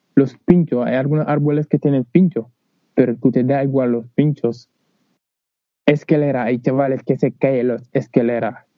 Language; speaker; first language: Spanish; non-native, learner; Wolof